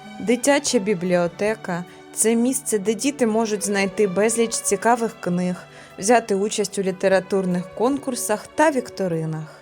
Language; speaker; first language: Ukrainian; native; Ukrainian